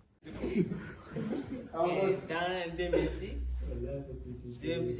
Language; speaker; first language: French; non-native, learner; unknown